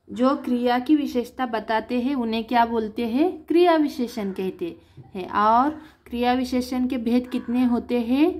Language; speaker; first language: Hindi; non-native, local second language; Marathi